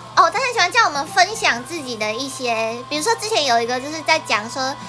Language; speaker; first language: Chinese; native; Chinese